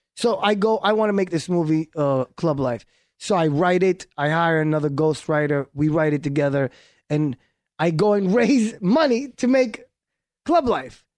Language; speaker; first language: English; early bilingual, other home language; Hebrew